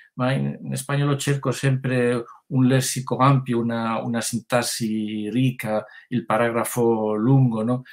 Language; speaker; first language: Italian; non-native, fluent; Spanish